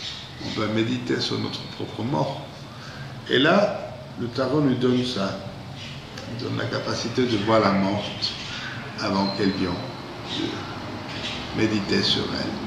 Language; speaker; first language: French; non-native, fluent; English